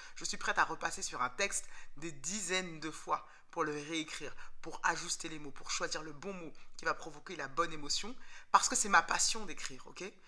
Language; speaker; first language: French; native; French